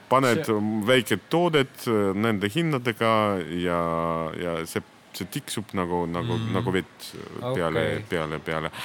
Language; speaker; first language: Estonian; non-native, local second language; Russian